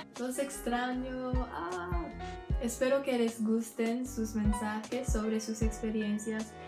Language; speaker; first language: Spanish; non-native, learner; English